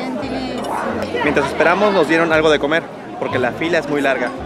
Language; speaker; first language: Spanish; native; Spanish